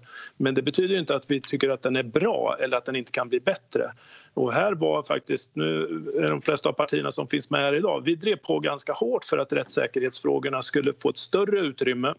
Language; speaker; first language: Swedish; native; Swedish